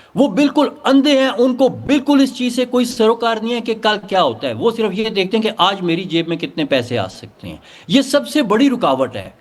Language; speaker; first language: Urdu; non-native, local second language; Punjabi